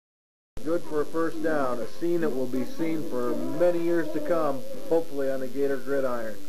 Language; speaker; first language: English; native; English